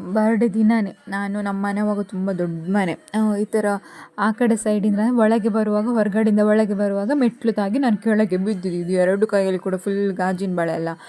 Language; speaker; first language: Kannada; native; Kannada